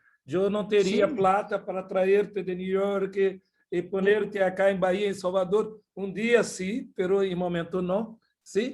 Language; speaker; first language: Spanish; non-native, learner; Portuguese